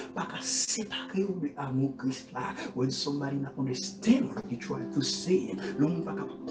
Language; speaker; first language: English; non-native, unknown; Haitian Creole